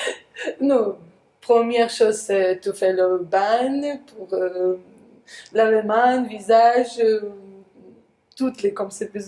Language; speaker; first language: French; non-native, learner; Ukrainian